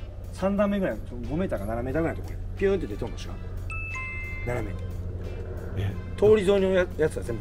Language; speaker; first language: Japanese; native; Japanese